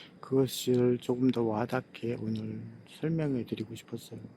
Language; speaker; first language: Korean; native; Korean